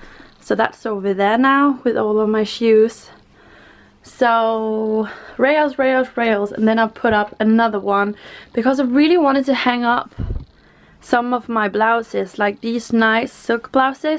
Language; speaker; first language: English; non-native, fluent; Danish